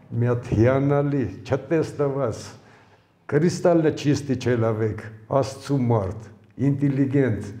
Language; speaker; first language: Armenian; early bilingual, other home language; Ukrainian